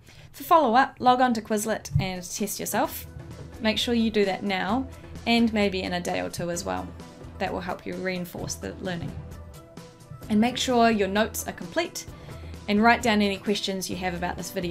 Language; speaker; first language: English; native; English